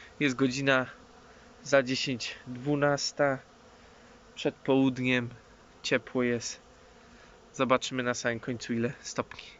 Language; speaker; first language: Polish; native; Polish